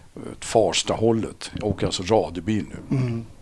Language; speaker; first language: Swedish; native; Swedish